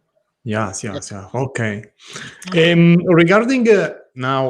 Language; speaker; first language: English; non-native, learner; Italian